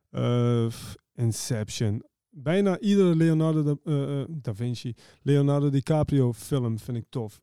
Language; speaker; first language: Dutch; early bilingual, other home language; Persian